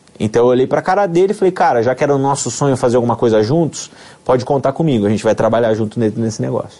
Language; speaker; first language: Portuguese; native; Portuguese